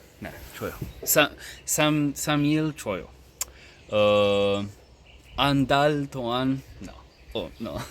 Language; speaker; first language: Korean; non-native, learner; French